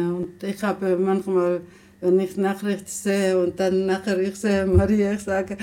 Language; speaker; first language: German; non-native, learner; Somali